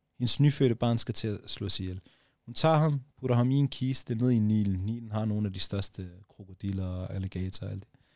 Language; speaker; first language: Danish; early bilingual, other home language; Arabic